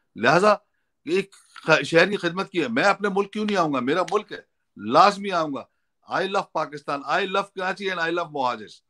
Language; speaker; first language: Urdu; native; Urdu